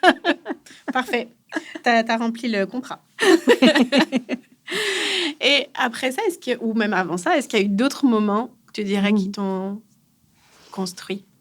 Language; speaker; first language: French; native; French